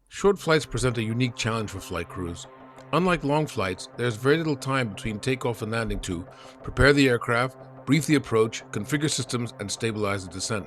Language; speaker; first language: English; native; English